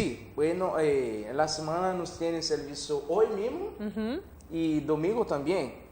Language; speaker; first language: Spanish; non-native, learner; Haitian Creole